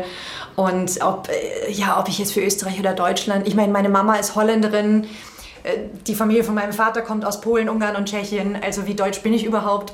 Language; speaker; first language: German; native; German